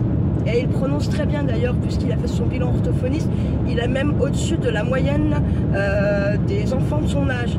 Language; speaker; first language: French; native; French